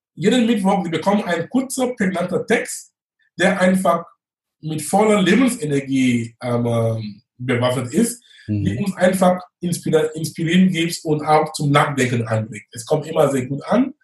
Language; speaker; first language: German; non-native, fluent; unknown